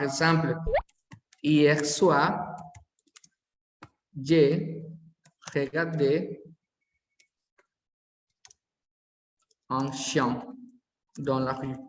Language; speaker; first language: French; non-native, learner; Spanish